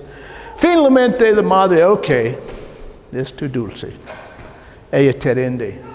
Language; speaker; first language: Spanish; non-native, learner; English